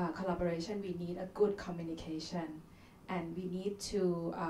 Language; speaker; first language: English; non-native, fluent; Thai